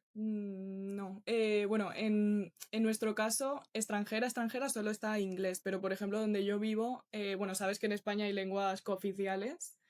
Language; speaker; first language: Spanish; native; Spanish